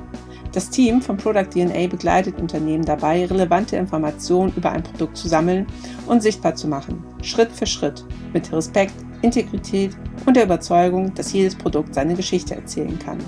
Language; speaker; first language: German; native; German